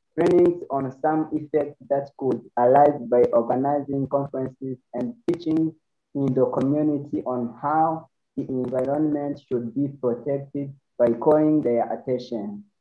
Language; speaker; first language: English; non-native, learner; Rundi